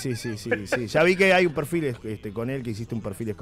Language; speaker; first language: Spanish; native; Spanish